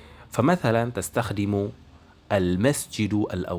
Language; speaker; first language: Arabic; non-native, fluent; Indonesian